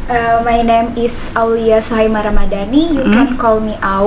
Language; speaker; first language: English; non-native, learner; Indonesian